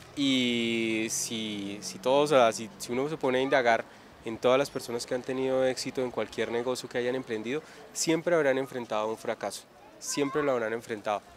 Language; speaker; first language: Spanish; native; Spanish